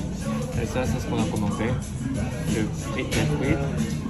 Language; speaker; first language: French; native; French